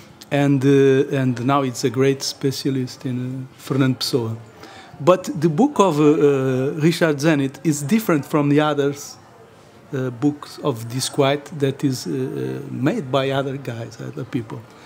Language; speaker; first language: English; non-native, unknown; Portuguese